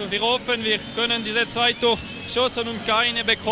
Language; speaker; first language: German; non-native, learner; French